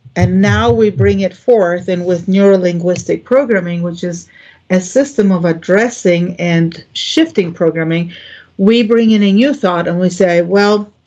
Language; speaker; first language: English; non-native, fluent; Greek